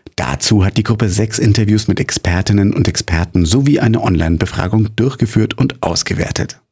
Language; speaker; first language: German; native; German